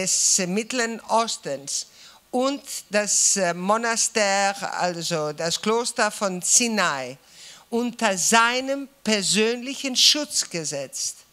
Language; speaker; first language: German; non-native, fluent; Greek